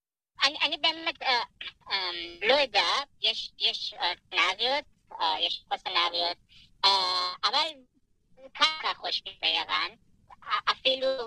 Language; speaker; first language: Hebrew; non-native, fluent; Persian